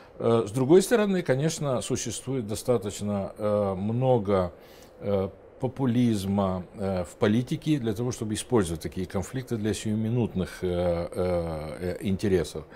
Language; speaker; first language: Russian; non-native, local second language; Romanian